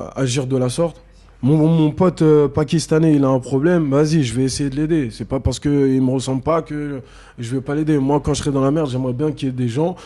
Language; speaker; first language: French; native; French